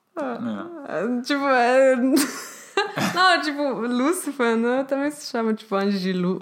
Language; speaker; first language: Portuguese; non-native, fluent; German